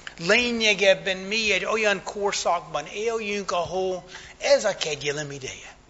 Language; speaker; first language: Hungarian; non-native, fluent; English